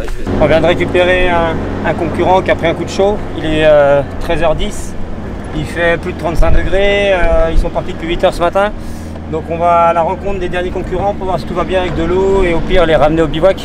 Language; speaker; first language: French; native; French